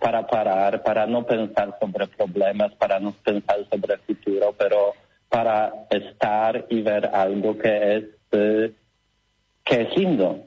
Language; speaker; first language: Spanish; non-native, learner; Polish